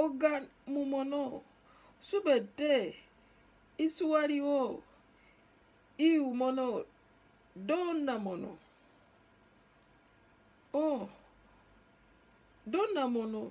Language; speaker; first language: Japanese; non-native, learner; Ganda